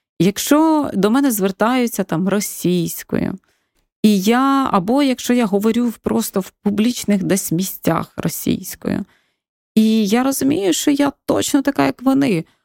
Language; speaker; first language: Ukrainian; native; Ukrainian